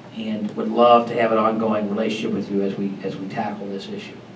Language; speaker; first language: English; native; English